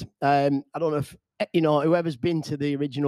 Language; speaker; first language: English; native; English